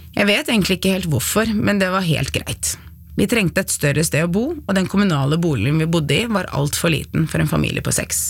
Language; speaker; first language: Norwegian; early bilingual, other home language; Arabic